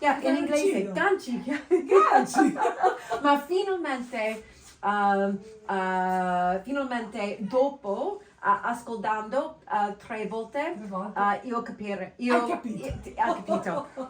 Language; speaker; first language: Italian; non-native, learner; English